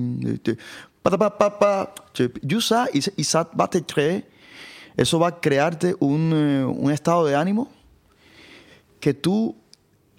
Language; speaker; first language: Spanish; native; Spanish